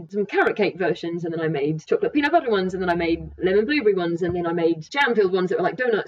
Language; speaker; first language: English; native; English